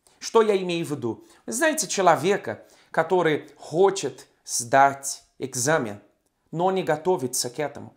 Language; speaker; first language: Russian; non-native, fluent; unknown